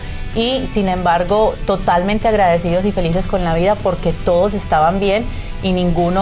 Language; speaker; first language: Spanish; native; Spanish